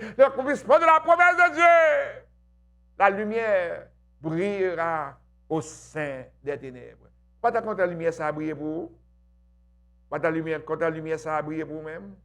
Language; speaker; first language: French; non-native, local second language; Haitian Creole